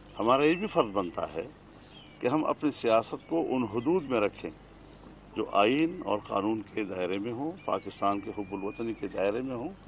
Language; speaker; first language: Urdu; non-native, local second language; Pashto